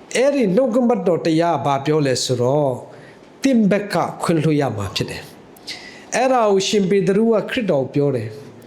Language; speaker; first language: Burmese; non-native, local second language; Hakha Chin